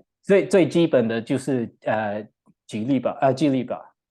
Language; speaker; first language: Chinese; non-native, learner; English